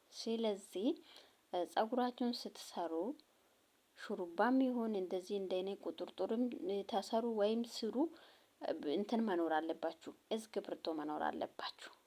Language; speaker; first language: Amharic; non-native, local second language; Oromo